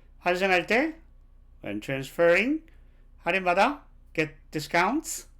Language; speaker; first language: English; non-native, fluent; Korean